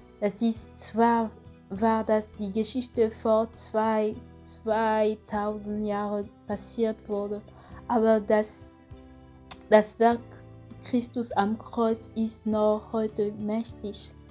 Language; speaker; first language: German; non-native, fluent; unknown